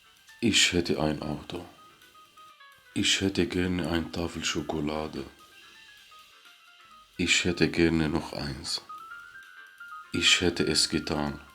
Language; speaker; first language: German; non-native, fluent; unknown